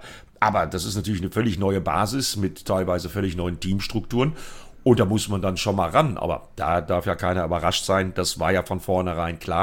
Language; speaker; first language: German; native; German